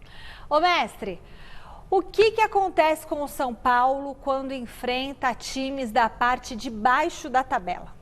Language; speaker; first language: Portuguese; native; Portuguese